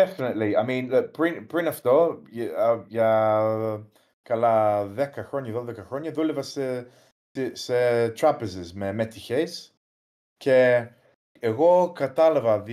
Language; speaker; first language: Greek; early bilingual, heritage; English